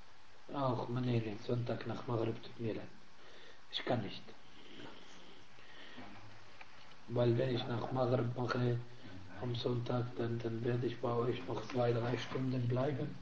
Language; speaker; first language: German; non-native, fluent; Arabic